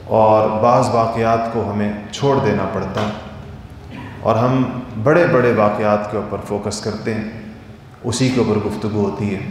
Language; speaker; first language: Urdu; native; Urdu